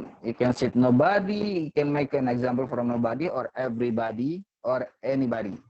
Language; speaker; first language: English; non-native, learner; Indonesian